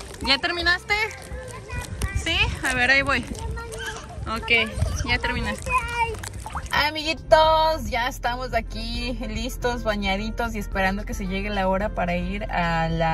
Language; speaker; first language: Spanish; native; Spanish